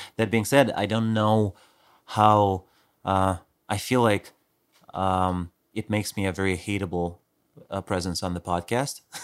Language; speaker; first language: English; non-native, fluent; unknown